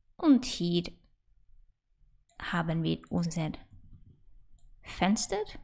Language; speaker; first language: German; non-native, fluent; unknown